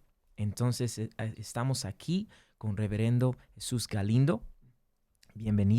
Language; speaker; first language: Spanish; early bilingual, heritage; English